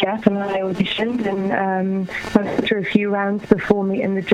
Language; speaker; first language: English; native; English